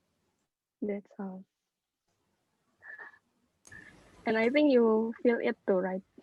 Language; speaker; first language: English; non-native, local second language; Indonesian